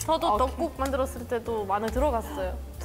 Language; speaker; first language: Korean; non-native, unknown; German